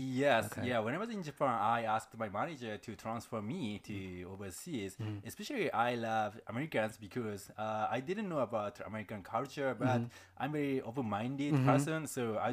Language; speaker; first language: English; non-native, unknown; Japanese